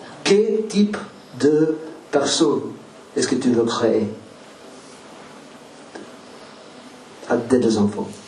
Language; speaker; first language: French; non-native, learner; Spanish